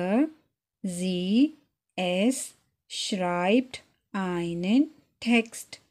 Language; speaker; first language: German; non-native, fluent; Urdu